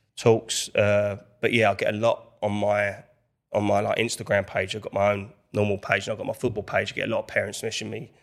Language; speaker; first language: English; native; English